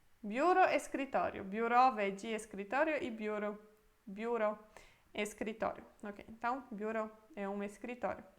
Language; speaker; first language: Portuguese; non-native, fluent; Polish